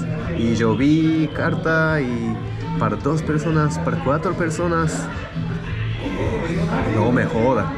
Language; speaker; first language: Spanish; non-native, learner; Japanese